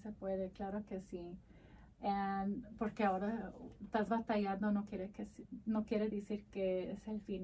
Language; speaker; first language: Spanish; early bilingual, heritage; Spanish